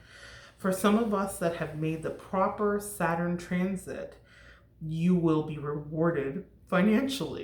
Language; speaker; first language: English; native; English